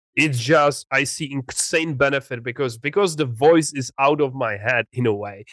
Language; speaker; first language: English; non-native, fluent; Czech